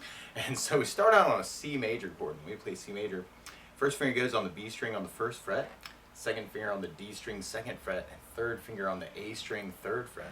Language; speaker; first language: English; native; English